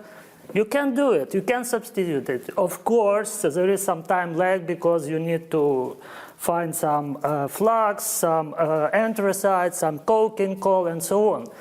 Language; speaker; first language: English; non-native, fluent; Ukrainian